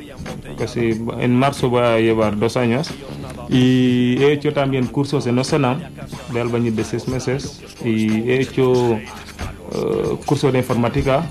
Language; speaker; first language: Spanish; non-native, learner; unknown